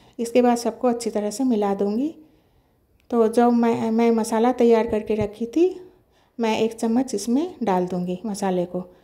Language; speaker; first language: Hindi; non-native, local second language; Bangla